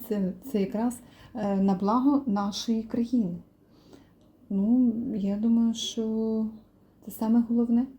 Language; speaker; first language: Ukrainian; non-native, local second language; Russian